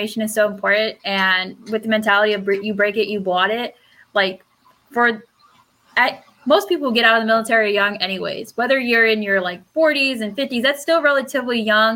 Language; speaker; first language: English; early bilingual, other home language; Spanish